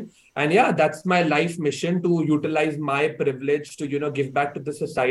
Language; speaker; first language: English; non-native, local second language; Hindi